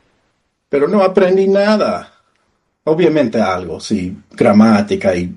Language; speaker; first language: Spanish; non-native, fluent; English